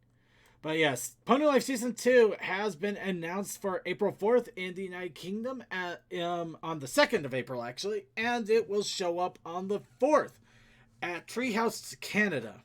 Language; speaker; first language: English; native; English